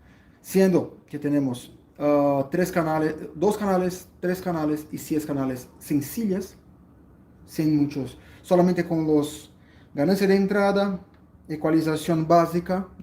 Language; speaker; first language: Spanish; non-native, fluent; Portuguese